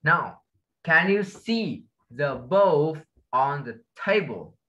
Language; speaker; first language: English; non-native, learner; Vietnamese